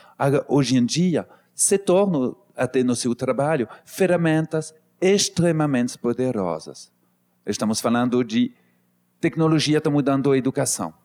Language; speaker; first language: Portuguese; non-native, fluent; French